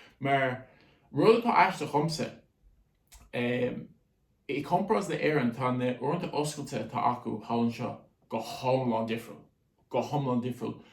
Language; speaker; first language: Irish; native; Irish